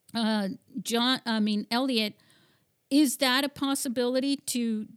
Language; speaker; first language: English; early bilingual, heritage; English